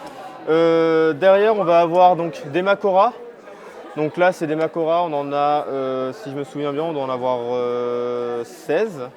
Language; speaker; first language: French; native; French